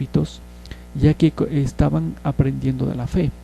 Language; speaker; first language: Spanish; native; Spanish